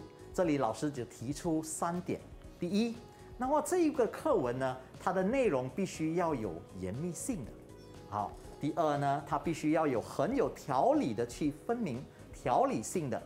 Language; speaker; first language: Chinese; native; Chinese